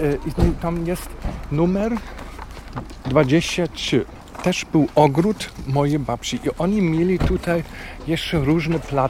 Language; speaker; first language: Polish; non-native, fluent; German